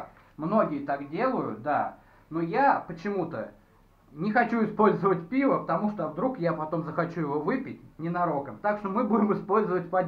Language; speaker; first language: Russian; native; Russian